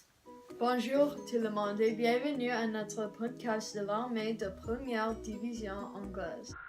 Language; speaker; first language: French; non-native, learner; English